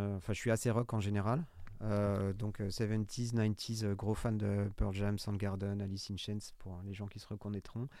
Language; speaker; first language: French; native; French